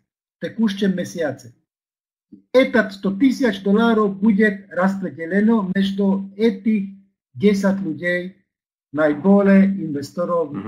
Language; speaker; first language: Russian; non-native, learner; Slovak